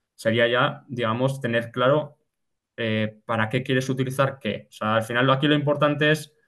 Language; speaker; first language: Spanish; native; Spanish